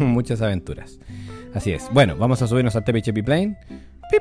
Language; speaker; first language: Spanish; native; Spanish